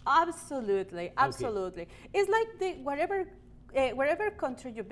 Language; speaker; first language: English; non-native, learner; Spanish